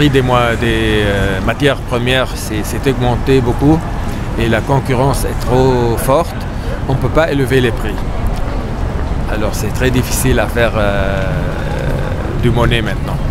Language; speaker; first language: French; non-native, fluent; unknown